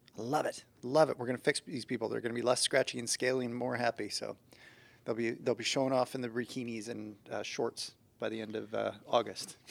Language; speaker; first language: English; native; English